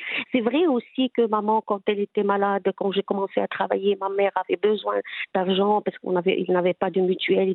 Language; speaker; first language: French; non-native, local second language; Arabic